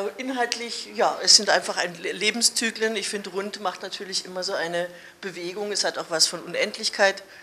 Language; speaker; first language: German; native; German